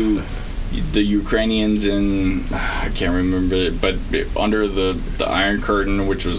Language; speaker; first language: English; native; English